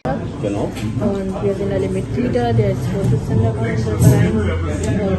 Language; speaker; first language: German; non-native, learner; Urdu